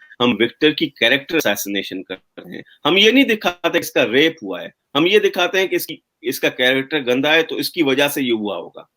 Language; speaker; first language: Urdu; native; Urdu